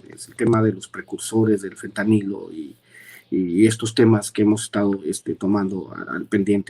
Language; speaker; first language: Spanish; native; Spanish